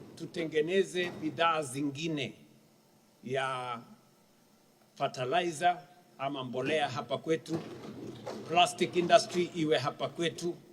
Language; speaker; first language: Swahili; non-native, local second language; Kalenjin